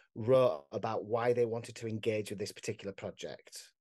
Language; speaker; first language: English; native; English